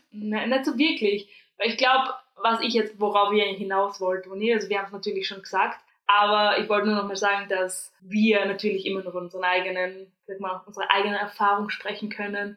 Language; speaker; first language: German; native; German